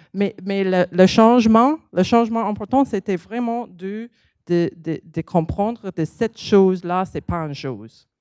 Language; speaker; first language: French; non-native, learner; English